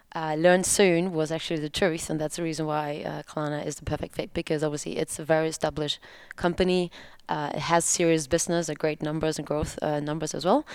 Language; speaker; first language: English; non-native, fluent; German